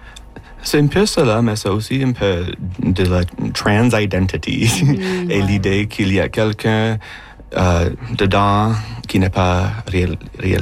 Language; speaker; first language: French; non-native, local second language; English